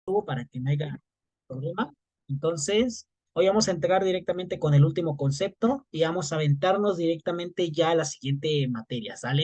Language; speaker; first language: Spanish; native; Spanish